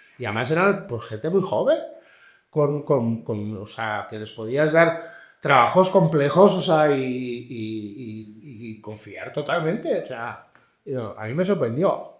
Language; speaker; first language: Spanish; native; Spanish